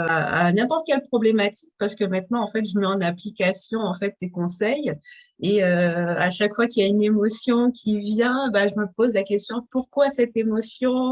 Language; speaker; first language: French; native; French